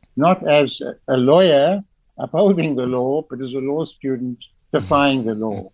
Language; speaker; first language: English; native; English